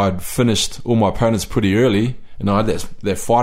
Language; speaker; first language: English; native; English